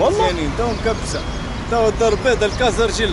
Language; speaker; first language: Arabic; native; Arabic